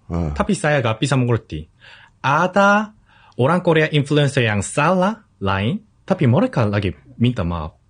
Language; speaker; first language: Indonesian; non-native, fluent; Korean